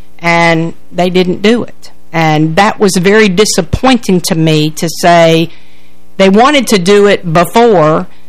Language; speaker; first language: English; native; English